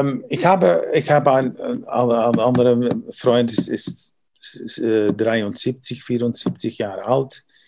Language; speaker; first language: German; non-native, learner; Dutch